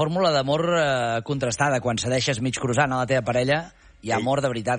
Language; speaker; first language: Catalan; native; Catalan